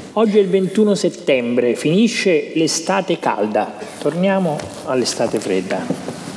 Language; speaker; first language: Italian; native; Italian